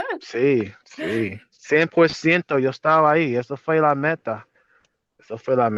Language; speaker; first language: Spanish; non-native, fluent; English